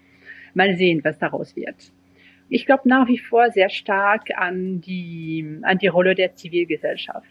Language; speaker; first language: German; non-native, fluent; French